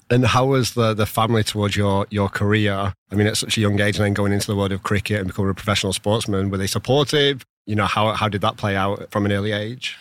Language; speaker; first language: English; native; English